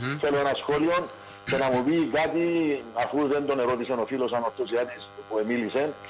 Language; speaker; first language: Greek; native; Greek